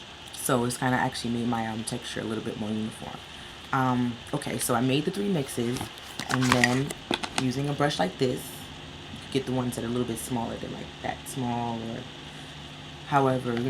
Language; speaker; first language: English; native; English